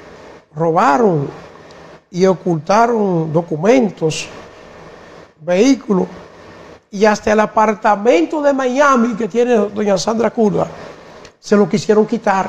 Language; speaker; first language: Spanish; native; Spanish